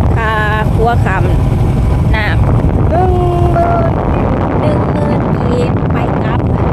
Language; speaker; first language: Thai; native; Thai